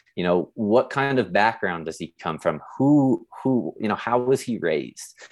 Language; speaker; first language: English; native; English